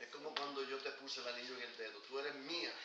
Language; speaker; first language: Spanish; native; Spanish